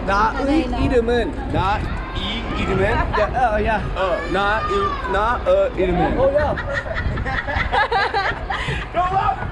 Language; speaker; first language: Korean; non-native, learner; English